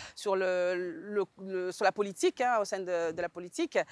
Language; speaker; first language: French; native; French